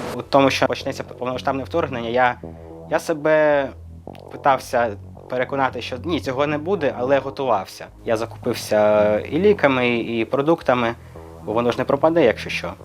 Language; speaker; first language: Ukrainian; native; Ukrainian